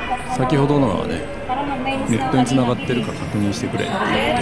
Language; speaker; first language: Japanese; native; Japanese